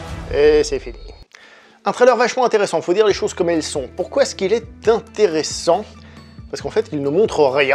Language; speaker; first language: French; native; French